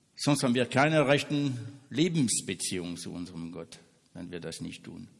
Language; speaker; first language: German; non-native, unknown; French